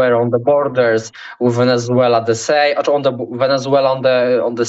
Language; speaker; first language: English; non-native, learner; Polish